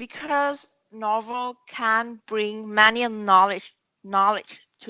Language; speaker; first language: English; non-native, learner; Vietnamese